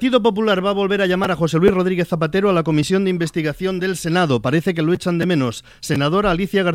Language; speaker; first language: Spanish; native; Spanish